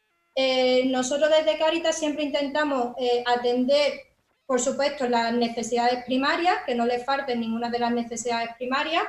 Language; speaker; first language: Spanish; native; Spanish